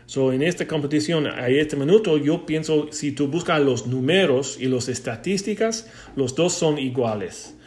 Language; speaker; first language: Spanish; non-native, learner; English